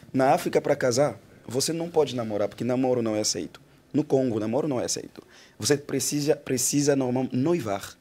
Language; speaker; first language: Portuguese; non-native, fluent; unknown